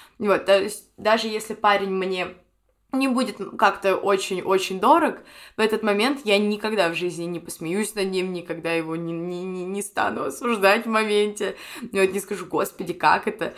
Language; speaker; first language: Russian; native; Russian